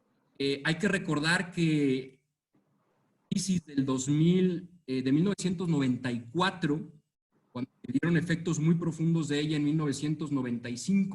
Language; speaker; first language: Spanish; native; Spanish